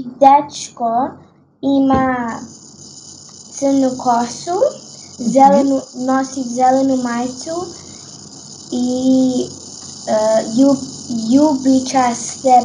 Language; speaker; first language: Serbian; early bilingual, heritage; Serbian